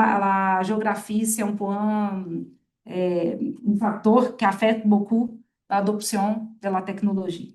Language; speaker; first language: French; non-native, fluent; Portuguese